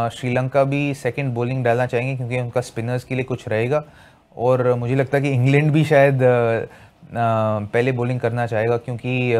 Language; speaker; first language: Hindi; non-native, local second language; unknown